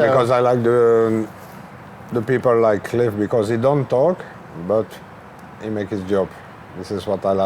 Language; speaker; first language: English; non-native, learner; French